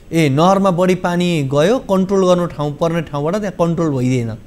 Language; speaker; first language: Nepali; native; Nepali